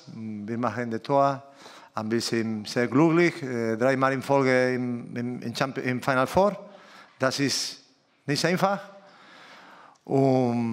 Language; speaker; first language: German; non-native, learner; Spanish